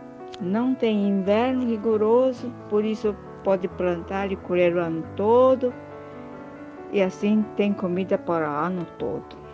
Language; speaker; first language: Portuguese; early bilingual, other home language; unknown